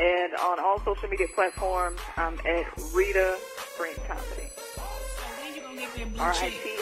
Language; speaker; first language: English; native; English